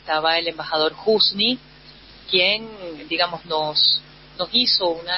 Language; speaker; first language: Spanish; native; Spanish